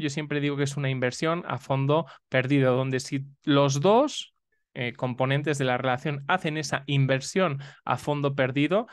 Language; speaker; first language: Spanish; native; Spanish